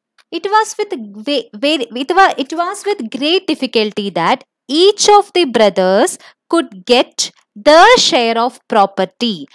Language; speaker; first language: English; non-native, local second language; Malayalam